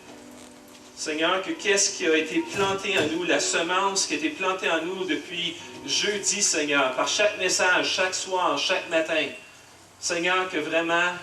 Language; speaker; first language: French; native; French